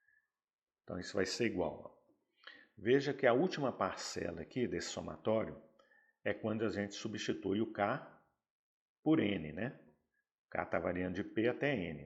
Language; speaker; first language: Portuguese; native; Portuguese